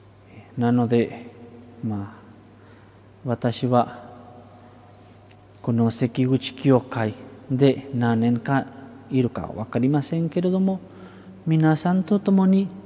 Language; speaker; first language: Japanese; non-native, fluent; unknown